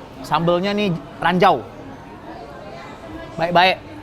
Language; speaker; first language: Indonesian; native; Indonesian